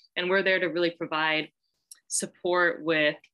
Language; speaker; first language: English; native; English